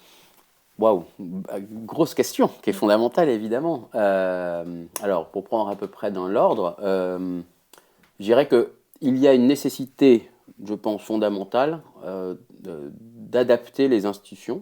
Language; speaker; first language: French; native; French